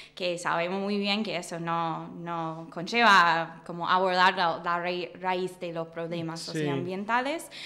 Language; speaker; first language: Spanish; non-native, fluent; English